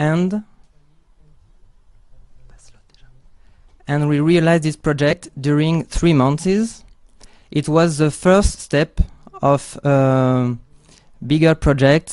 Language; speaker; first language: English; non-native, learner; French